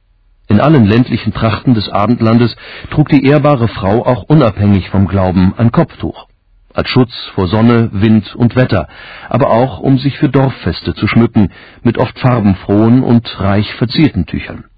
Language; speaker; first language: German; native; German